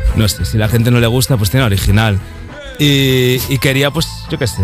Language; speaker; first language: Spanish; native; Spanish